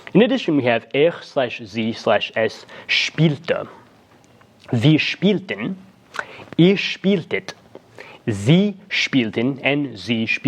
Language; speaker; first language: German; non-native, fluent; English